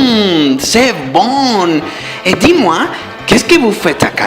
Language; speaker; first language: French; non-native, learner; Spanish